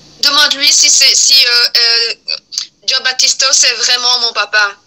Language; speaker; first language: French; early bilingual, other home language; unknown